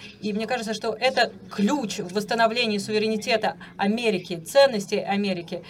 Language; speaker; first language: Russian; non-native, fluent; English